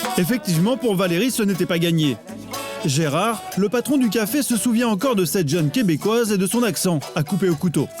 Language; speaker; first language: French; native; French